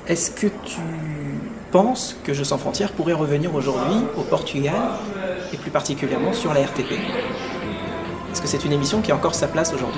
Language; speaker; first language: French; native; French